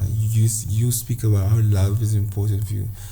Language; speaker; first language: English; non-native, local second language; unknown